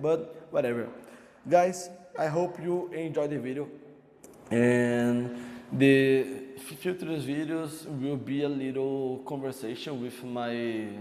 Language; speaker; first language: English; non-native, learner; Portuguese